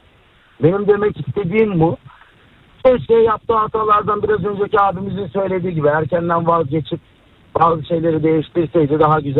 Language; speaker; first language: Turkish; native; Turkish